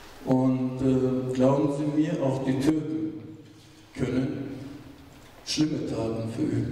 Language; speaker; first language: German; non-native, fluent; Turkish